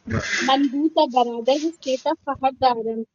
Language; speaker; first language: Persian; non-native, learner; Urdu